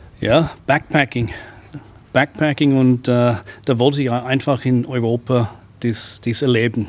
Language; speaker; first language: German; non-native, fluent; English